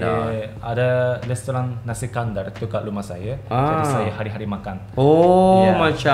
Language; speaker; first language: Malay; non-native, fluent; Japanese